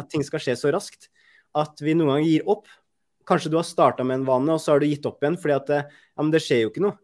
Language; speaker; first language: Norwegian; native; Norwegian